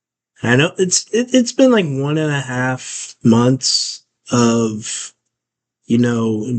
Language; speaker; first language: English; native; English